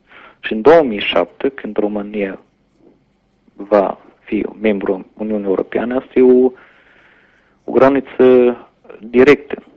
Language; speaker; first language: Romanian; non-native, learner; German